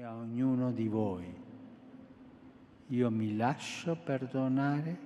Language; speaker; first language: Italian; early bilingual, heritage; Spanish